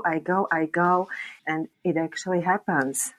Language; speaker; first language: English; non-native, fluent; Slovak